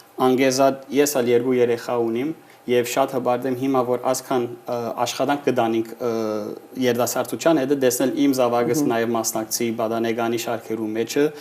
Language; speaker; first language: Armenian; early bilingual, heritage; Armenian